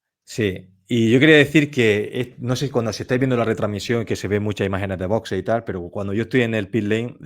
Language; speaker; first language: Spanish; native; Spanish